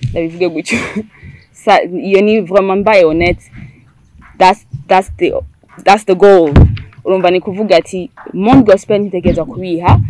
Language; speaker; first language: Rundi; early bilingual, heritage; Rundi